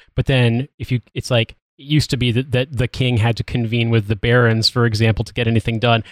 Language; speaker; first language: English; native; English